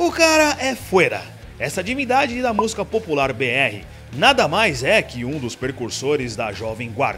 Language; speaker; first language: Portuguese; native; Portuguese